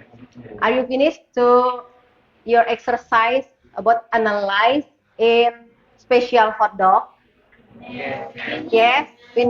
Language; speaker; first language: English; non-native, learner; Indonesian